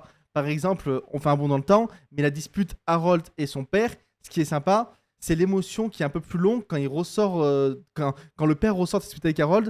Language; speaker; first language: French; native; French